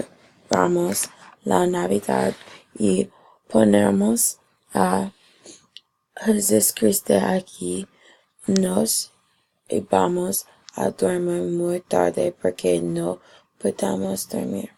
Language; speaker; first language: Spanish; non-native, learner; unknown